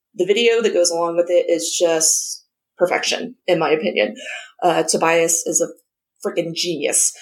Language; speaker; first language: English; native; English